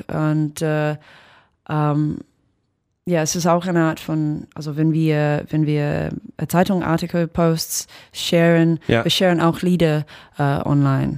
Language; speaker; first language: German; non-native, fluent; English